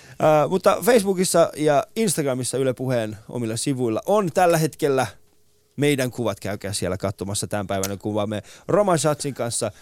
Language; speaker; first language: Finnish; early bilingual, other home language; Persian